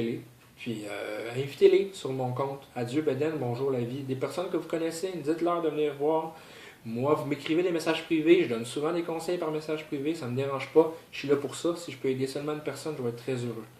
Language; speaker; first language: French; native; French